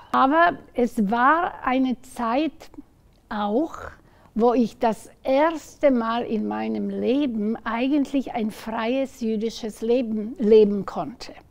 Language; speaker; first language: German; non-native, fluent; Slovak